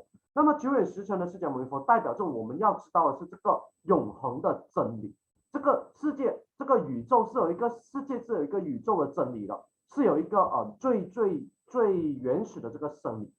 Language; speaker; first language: Chinese; native; Chinese